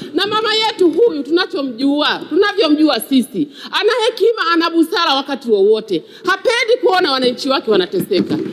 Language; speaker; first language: Swahili; native; Swahili